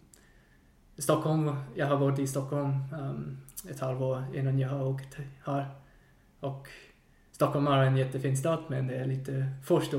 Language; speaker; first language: Swedish; non-native, fluent; English